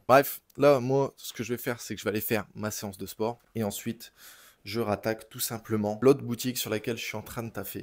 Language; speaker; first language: French; native; French